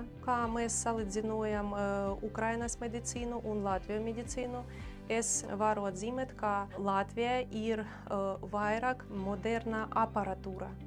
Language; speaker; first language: Latvian; non-native, learner; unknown